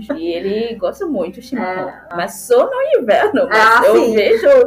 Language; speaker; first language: Portuguese; non-native, fluent; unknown